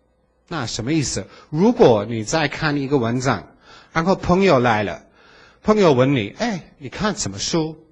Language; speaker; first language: Chinese; non-native, fluent; English